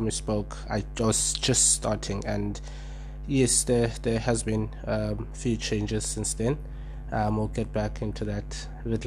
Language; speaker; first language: English; non-native, local second language; Xhosa